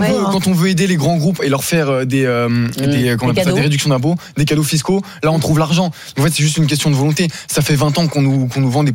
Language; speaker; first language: French; native; French